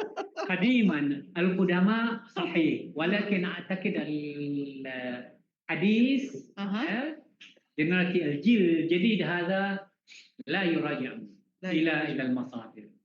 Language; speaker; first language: Arabic; non-native, fluent; Malay